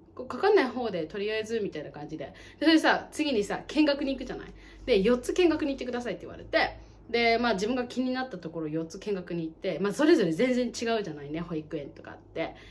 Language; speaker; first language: Japanese; native; Japanese